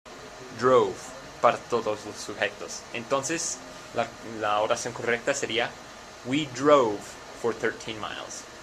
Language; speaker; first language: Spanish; non-native, fluent; English